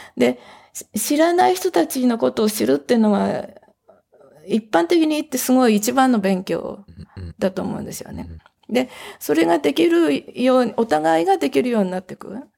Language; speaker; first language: Japanese; native; Japanese